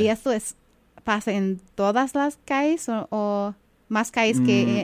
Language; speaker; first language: Spanish; non-native, fluent; English